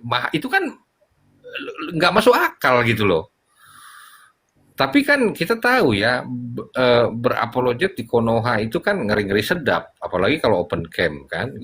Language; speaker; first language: Indonesian; native; Indonesian